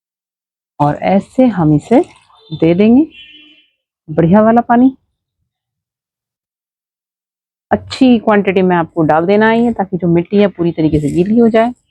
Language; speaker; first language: Hindi; native; Hindi